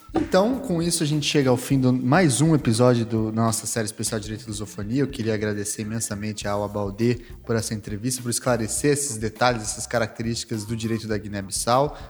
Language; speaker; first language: Portuguese; native; Portuguese